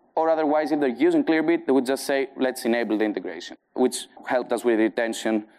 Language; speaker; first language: English; non-native, fluent; Greek